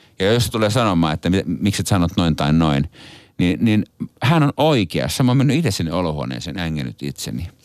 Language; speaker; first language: Finnish; native; Finnish